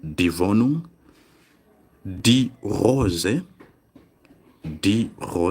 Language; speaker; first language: German; non-native, fluent; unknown